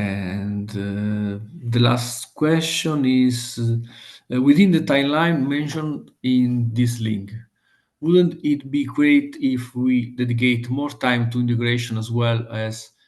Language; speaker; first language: English; non-native, fluent; Italian